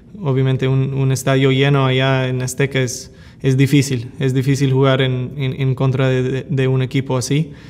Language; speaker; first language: Spanish; early bilingual, heritage; English